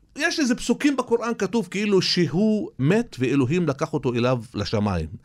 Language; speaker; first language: Hebrew; non-native, local second language; Arabic